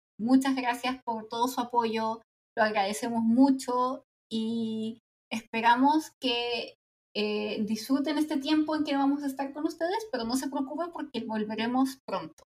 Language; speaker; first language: Spanish; native; Spanish